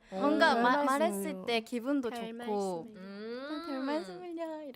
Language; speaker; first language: Korean; non-native, fluent; Japanese